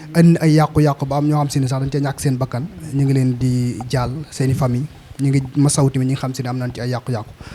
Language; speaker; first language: Wolof; native; Wolof